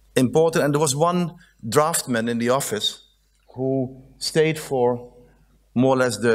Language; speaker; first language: English; non-native, fluent; Dutch